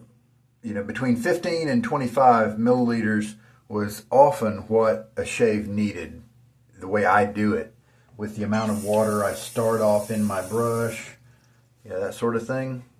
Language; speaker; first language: English; native; English